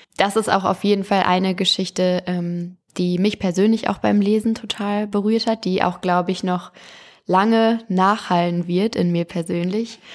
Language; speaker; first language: German; native; German